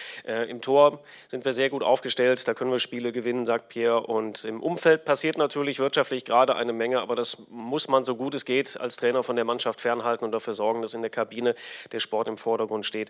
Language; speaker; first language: German; native; German